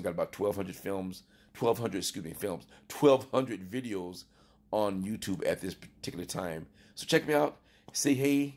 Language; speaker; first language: English; native; English